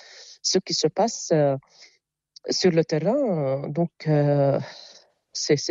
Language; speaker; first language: French; non-native, local second language; Arabic